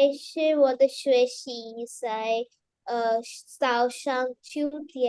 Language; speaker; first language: Chinese; non-native, learner; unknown